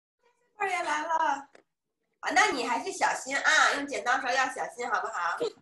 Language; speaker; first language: Chinese; native; Chinese